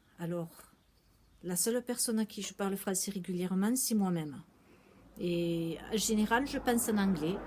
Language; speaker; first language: French; native; French